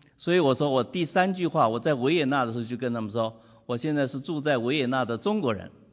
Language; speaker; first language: Chinese; native; Chinese